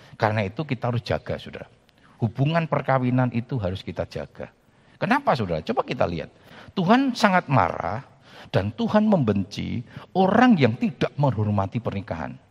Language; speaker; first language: Indonesian; native; Indonesian